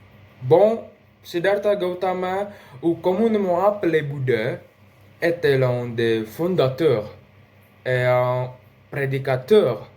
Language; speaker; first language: French; non-native, learner; Indonesian